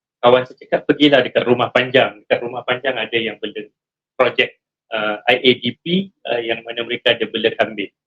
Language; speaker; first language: Malay; native; Malay